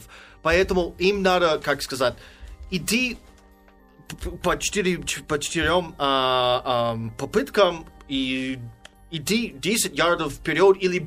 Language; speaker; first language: Russian; non-native, fluent; English